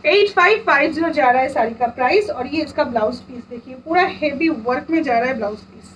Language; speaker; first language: Hindi; non-native, local second language; Bangla